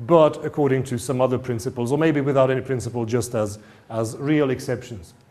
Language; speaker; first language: English; non-native, fluent; Hungarian